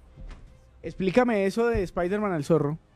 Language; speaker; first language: Spanish; native; Spanish